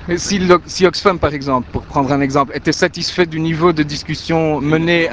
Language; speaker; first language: French; native; French